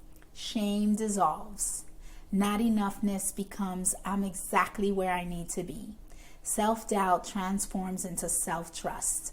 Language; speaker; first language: English; native; English